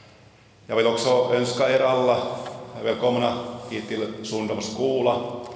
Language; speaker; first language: Swedish; non-native, local second language; Finnish